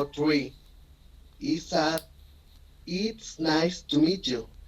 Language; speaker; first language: English; non-native, learner; Spanish